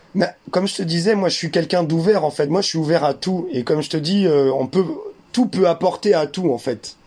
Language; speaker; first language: French; native; French